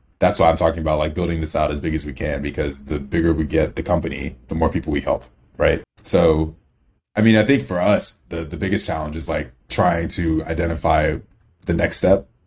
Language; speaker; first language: English; early bilingual, other home language; Igbo